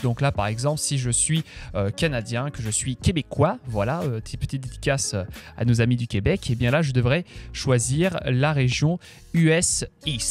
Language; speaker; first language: French; native; French